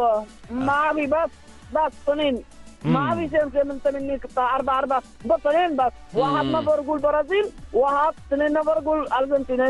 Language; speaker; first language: Arabic; non-native, learner; Bangla